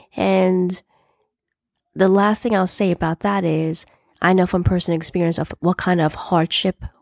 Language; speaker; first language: English; native; English